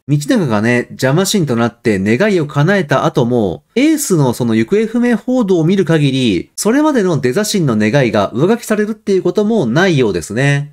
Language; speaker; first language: Japanese; native; Japanese